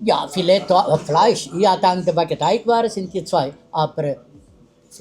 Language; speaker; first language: German; non-native, learner; Italian